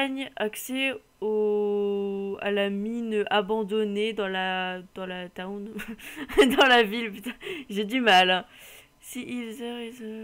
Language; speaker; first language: French; native; French